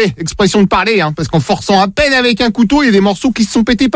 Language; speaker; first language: French; native; French